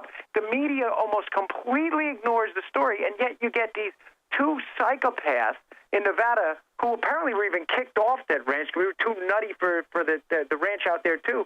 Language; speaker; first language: English; native; English